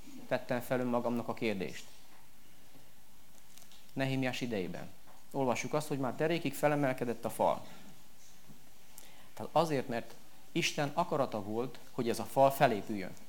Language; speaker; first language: Hungarian; native; Hungarian